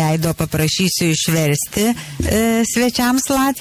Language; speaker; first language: Lithuanian; native; Lithuanian